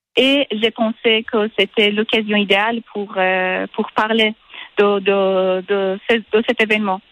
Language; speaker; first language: French; non-native, fluent; Persian